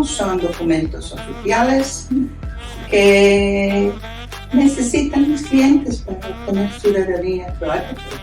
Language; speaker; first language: Spanish; non-native, fluent; Croatian